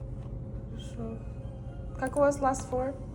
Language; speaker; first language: Russian; non-native, learner; Mongolian